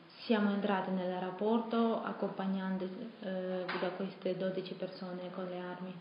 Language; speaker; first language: Italian; non-native, fluent; Russian